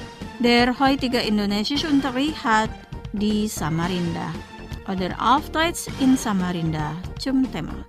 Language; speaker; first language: German; non-native, fluent; Indonesian